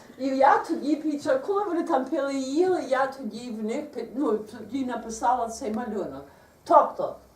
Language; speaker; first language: Ukrainian; early bilingual, heritage; Ukrainian